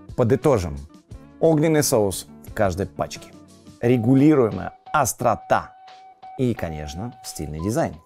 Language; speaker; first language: Russian; native; Russian